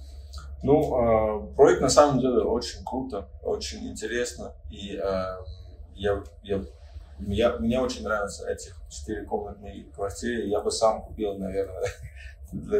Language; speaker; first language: Russian; non-native, fluent; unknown